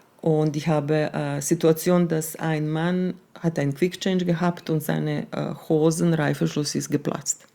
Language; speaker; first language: German; non-native, fluent; Serbian